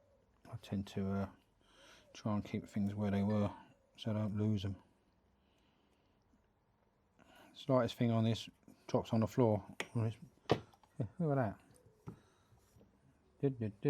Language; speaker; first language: English; native; English